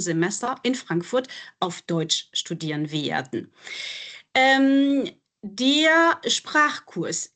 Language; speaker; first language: German; non-native, fluent; French